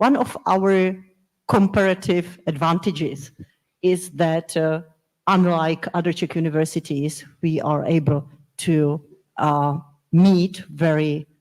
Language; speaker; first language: English; non-native, fluent; Czech